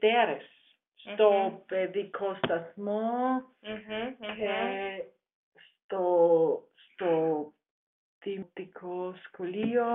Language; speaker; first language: Greek; non-native, learner; German